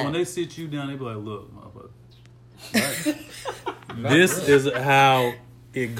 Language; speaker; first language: English; native; English